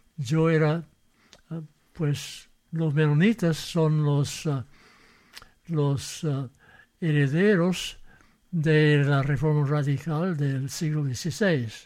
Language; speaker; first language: Spanish; non-native, fluent; English